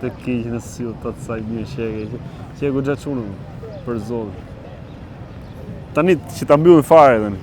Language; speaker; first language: Albanian; native; Albanian